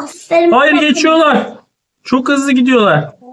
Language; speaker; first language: Turkish; native; Turkish